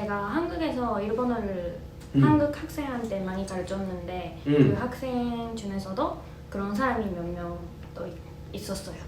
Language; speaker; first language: Korean; non-native, fluent; Japanese